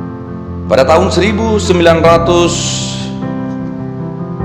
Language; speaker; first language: Indonesian; native; Indonesian